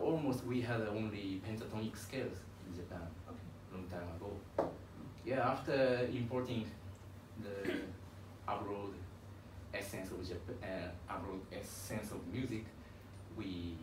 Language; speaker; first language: English; non-native, learner; Japanese